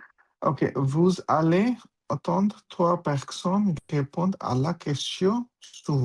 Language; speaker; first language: French; non-native, learner; Bangla